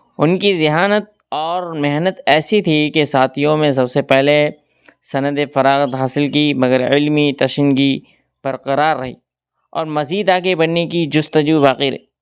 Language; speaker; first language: Urdu; non-native, local second language; Kachhi